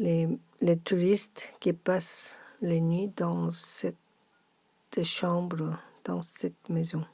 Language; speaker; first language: French; non-native, learner; Korean